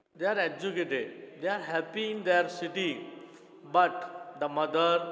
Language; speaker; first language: English; non-native, local second language; Gujarati